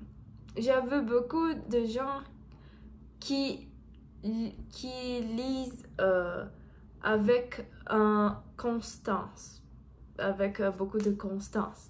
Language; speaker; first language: French; non-native, learner; Portuguese